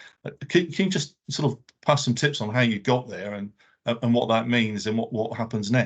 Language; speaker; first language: English; native; English